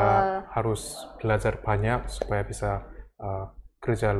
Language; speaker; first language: Indonesian; early bilingual, other home language; Korean